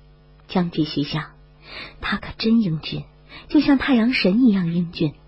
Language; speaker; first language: Chinese; native; Chinese